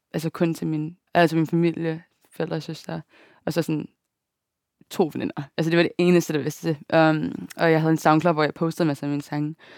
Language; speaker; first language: Danish; early bilingual, other home language; Japanese